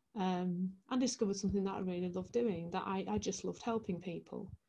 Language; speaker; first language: English; native; English